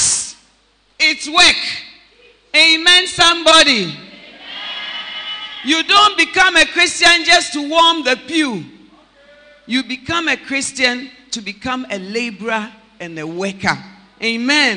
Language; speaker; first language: English; non-native, local second language; Akan